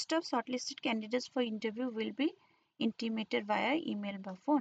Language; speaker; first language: English; non-native, local second language; Assamese